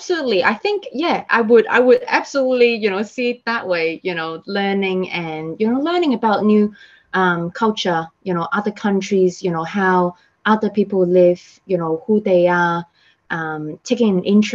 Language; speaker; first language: English; non-native, local second language; Cantonese